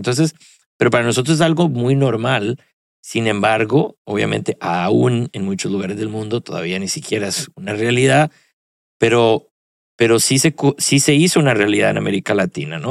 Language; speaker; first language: Spanish; early bilingual, heritage; Spanish